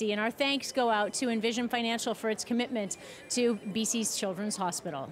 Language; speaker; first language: English; native; English